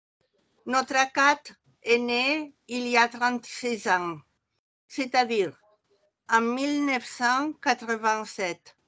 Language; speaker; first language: French; non-native, fluent; Catalan